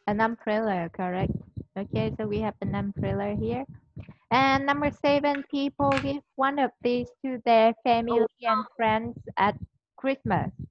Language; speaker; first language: English; non-native, fluent; Vietnamese